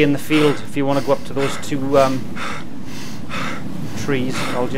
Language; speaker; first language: English; native; English